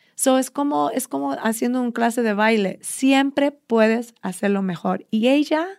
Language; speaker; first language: Spanish; early bilingual, heritage; Spanish